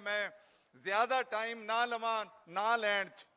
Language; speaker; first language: Hindi; non-native, local second language; Punjabi